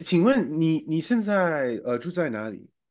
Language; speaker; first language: Chinese; non-native, fluent; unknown